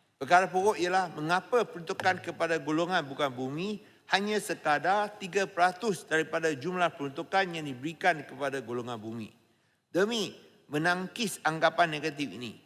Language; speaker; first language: Malay; non-native, local second language; Chinese